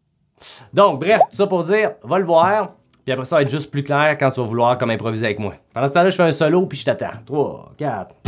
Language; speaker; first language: French; native; French